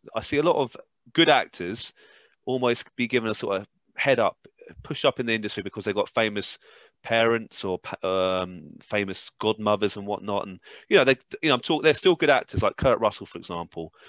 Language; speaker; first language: English; native; English